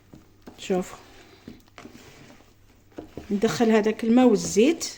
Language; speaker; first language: Arabic; native; Arabic